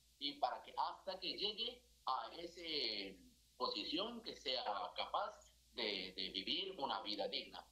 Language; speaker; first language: Spanish; non-native, fluent; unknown